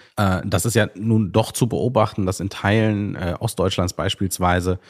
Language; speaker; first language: German; early bilingual, other home language; Sinhala